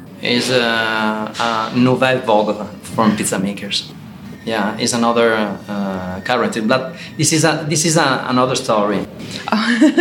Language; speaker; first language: English; non-native, learner; Italian